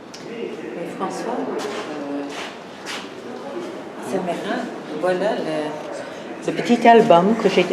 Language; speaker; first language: French; non-native, fluent; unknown